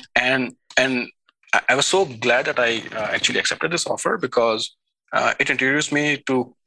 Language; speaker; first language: English; non-native, local second language; Hindi